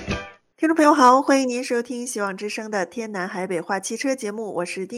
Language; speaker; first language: Chinese; native; Chinese